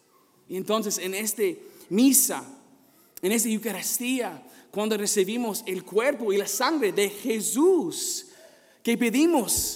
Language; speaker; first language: Spanish; non-native, fluent; English